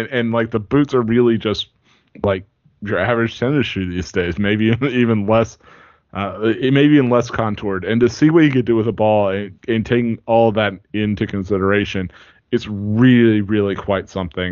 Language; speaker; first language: English; native; English